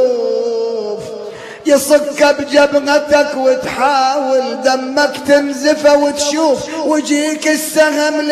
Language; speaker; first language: Arabic; native; Arabic